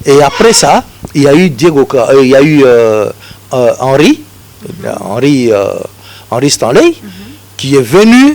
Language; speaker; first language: French; non-native, local second language; Lingala